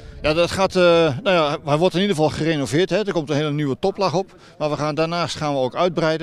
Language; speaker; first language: Dutch; native; Dutch